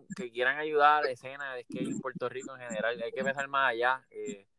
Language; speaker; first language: Spanish; native; Spanish